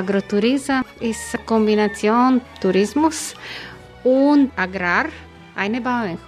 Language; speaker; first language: German; non-native, learner; Croatian